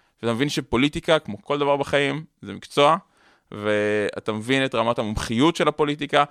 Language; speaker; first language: Hebrew; native; Hebrew